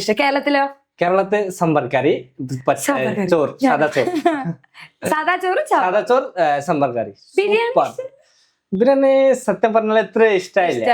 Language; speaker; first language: Malayalam; non-native, local second language; Bangla